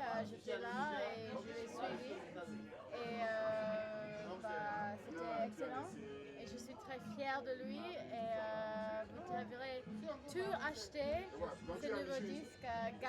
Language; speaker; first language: French; non-native, fluent; English